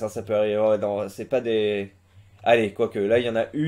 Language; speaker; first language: French; native; French